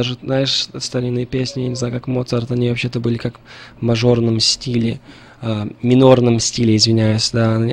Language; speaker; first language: Russian; early bilingual, heritage; Russian